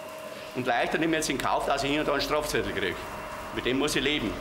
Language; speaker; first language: German; native; German